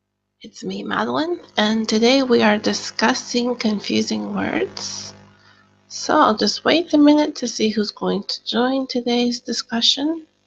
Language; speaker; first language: English; non-native, fluent; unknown